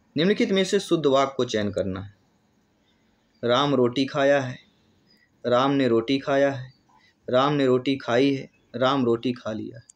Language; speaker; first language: Hindi; native; Hindi